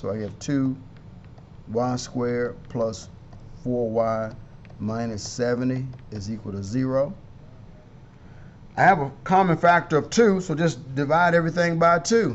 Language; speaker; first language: English; native; English